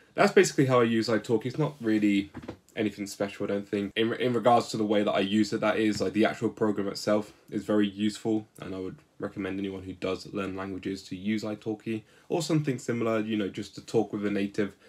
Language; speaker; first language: English; native; English